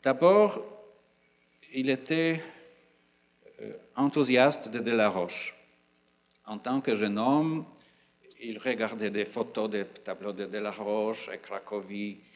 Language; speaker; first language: French; non-native, fluent; Polish